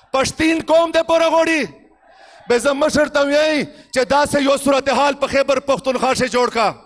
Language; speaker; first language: Pashto; native; Pashto